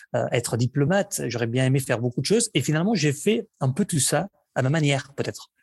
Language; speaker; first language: French; non-native, fluent; Spanish